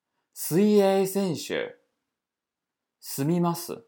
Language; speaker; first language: Japanese; non-native, fluent; Chinese